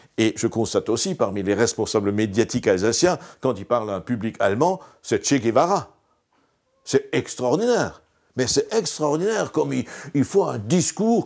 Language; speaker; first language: French; non-native, local second language; Swiss German